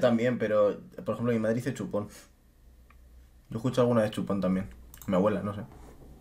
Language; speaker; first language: Spanish; native; Spanish